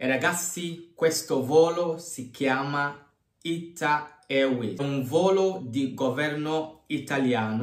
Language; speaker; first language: Italian; non-native, fluent; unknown